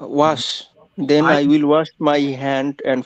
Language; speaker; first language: English; non-native, learner; Bangla